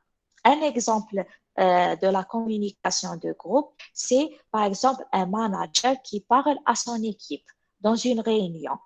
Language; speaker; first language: French; non-native, local second language; Arabic